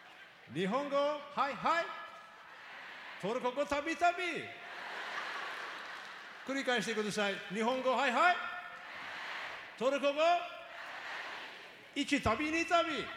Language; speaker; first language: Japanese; non-native, learner; Turkish